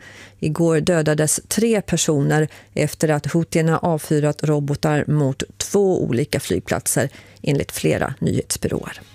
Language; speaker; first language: Swedish; native; Swedish